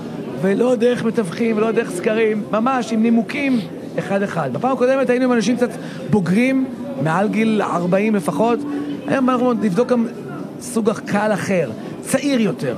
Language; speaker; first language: Hebrew; native; Hebrew